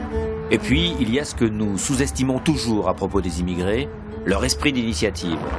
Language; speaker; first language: French; native; French